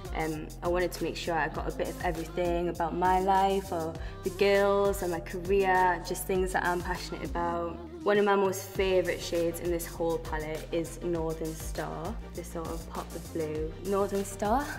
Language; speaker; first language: English; native; English